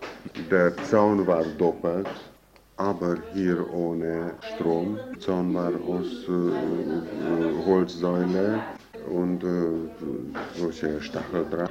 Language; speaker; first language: German; non-native, fluent; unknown